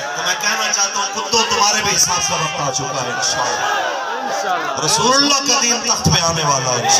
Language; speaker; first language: Urdu; non-native, local second language; Punjabi